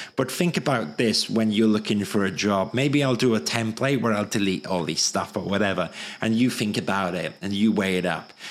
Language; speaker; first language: English; native; English